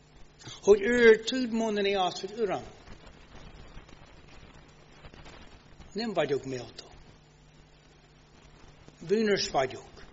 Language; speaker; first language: Hungarian; non-native, fluent; English